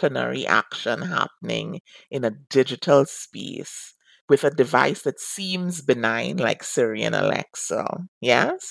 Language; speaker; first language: English; native; English